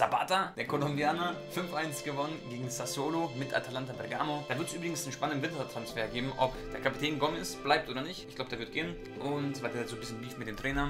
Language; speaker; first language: German; native; German